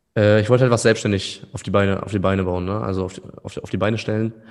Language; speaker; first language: German; native; German